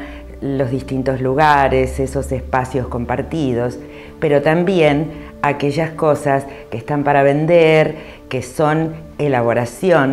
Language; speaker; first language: Spanish; native; Spanish